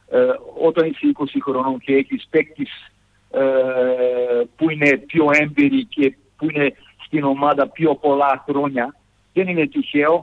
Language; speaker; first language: Greek; non-native, fluent; Serbian